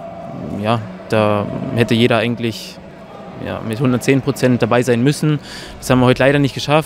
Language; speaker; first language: German; native; German